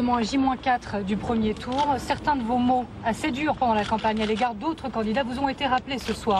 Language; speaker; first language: French; native; French